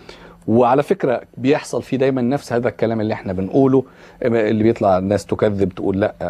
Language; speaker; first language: Arabic; native; Arabic